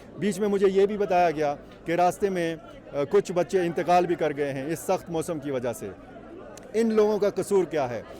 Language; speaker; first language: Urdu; non-native, local second language; Pashto